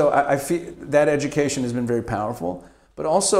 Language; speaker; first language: English; native; English